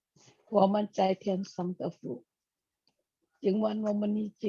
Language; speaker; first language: Chinese; non-native, learner; Indonesian